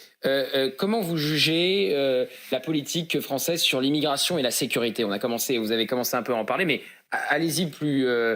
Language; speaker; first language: French; native; French